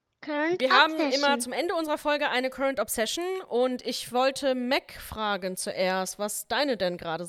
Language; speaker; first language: German; native; German